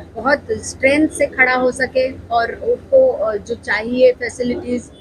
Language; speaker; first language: Hindi; non-native, local second language; Marathi